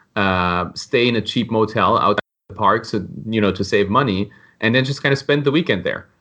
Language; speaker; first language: English; non-native, fluent; German